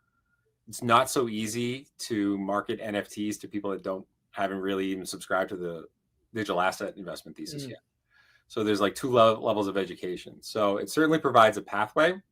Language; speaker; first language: English; native; English